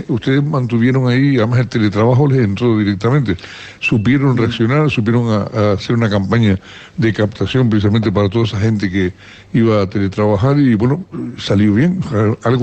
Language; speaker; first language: Spanish; native; Spanish